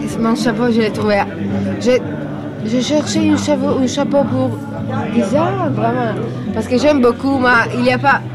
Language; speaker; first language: French; non-native, learner; Italian